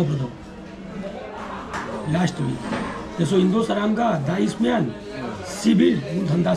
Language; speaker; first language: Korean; non-native, learner; Hindi